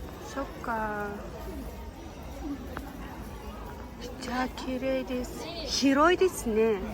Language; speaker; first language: Japanese; non-native, fluent; Mongolian